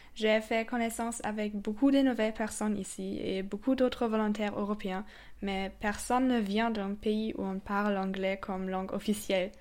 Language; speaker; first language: French; non-native, fluent; German